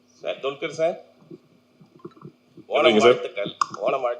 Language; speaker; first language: Tamil; native; Tamil